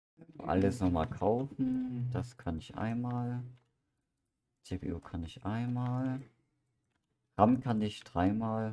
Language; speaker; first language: German; native; German